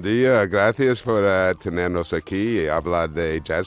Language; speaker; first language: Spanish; non-native, fluent; English